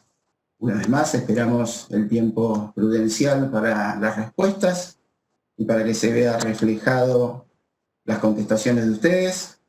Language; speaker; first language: Spanish; native; Spanish